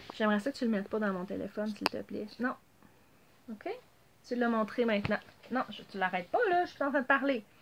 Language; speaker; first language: French; native; French